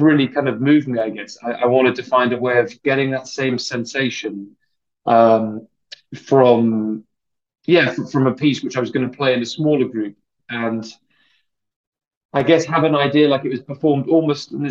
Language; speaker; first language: English; native; English